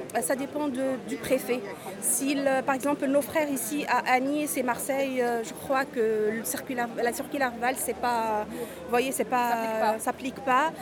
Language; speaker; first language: French; non-native, local second language; Arabic